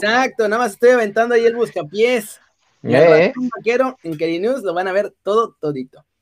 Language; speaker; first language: Spanish; native; Spanish